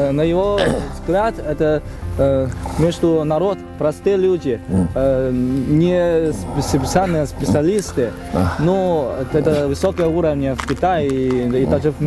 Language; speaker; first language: Russian; non-native, fluent; Chinese